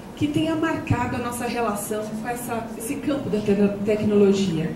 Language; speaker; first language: Portuguese; native; Portuguese